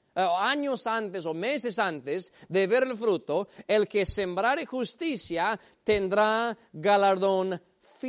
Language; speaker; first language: Spanish; native; Spanish